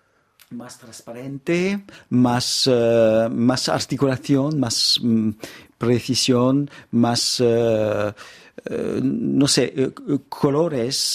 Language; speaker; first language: Spanish; non-native, fluent; French